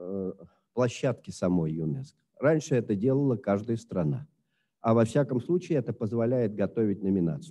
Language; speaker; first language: Russian; native; Russian